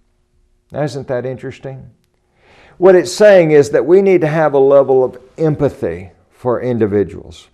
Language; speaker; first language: English; native; English